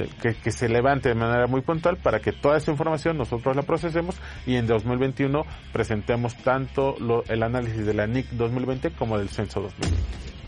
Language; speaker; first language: Spanish; native; Spanish